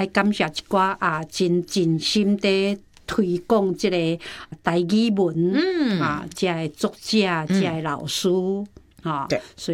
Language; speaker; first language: Chinese; non-native, local second language; Min Nan Chinese